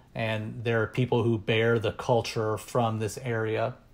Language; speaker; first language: English; native; English